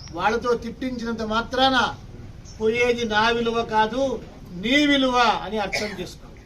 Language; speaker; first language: Telugu; native; Telugu